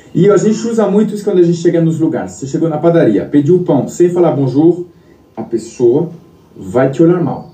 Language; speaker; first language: Portuguese; non-native, fluent; French